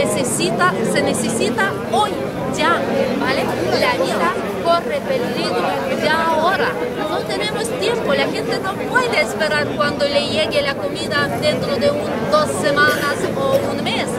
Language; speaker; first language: Spanish; non-native, fluent; Ukrainian